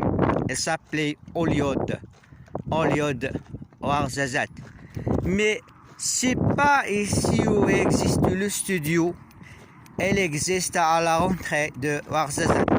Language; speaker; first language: French; non-native, learner; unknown